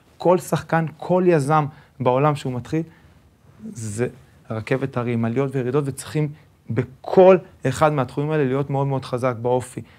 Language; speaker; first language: Hebrew; early bilingual, other home language; Spanish